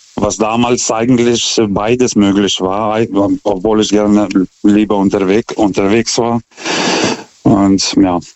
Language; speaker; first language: German; non-native, fluent; Lithuanian